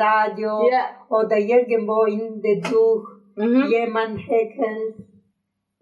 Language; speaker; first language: German; non-native, fluent; Italian